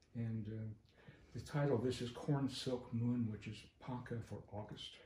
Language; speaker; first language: English; native; English